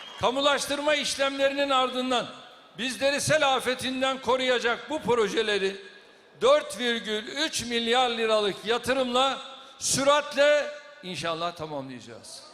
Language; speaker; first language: Turkish; native; Turkish